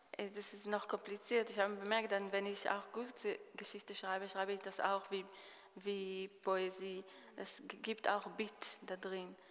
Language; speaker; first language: German; non-native, fluent; Hebrew